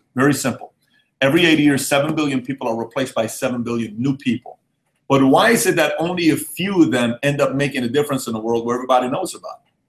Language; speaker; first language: English; early bilingual, other home language; Persian